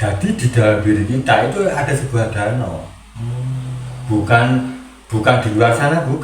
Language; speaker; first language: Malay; non-native, local second language; Javanese